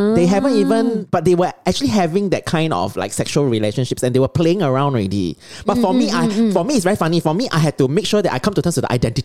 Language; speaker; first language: English; non-native, local second language; Chinese